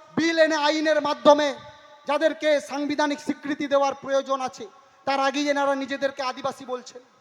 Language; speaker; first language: Bangla; non-native, local second language; Santali